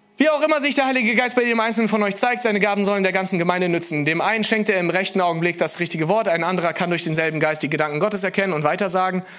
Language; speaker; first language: German; native; German